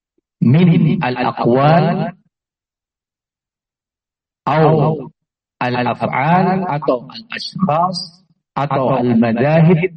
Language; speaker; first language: Arabic; non-native, fluent; Indonesian